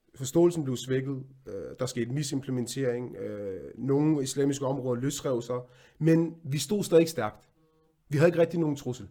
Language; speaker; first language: Danish; early bilingual, other home language; Arabic